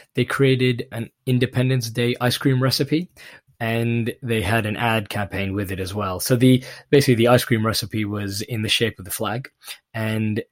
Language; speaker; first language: English; non-native, local second language; Urdu